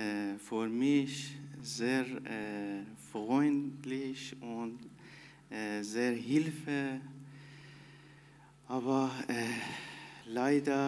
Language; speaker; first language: German; non-native, learner; Persian